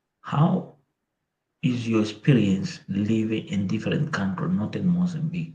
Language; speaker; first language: English; non-native, local second language; Portuguese